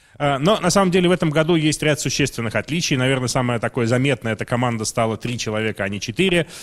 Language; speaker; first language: Russian; native; Russian